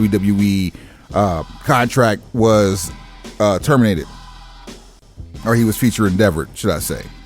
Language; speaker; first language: English; native; English